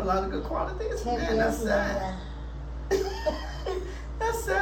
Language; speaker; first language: English; native; English